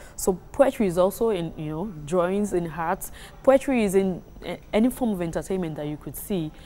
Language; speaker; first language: English; non-native, local second language; Yoruba